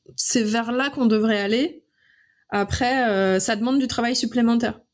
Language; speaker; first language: French; native; French